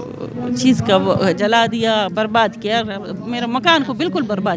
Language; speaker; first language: Hindi; non-native, local second language; Baluchi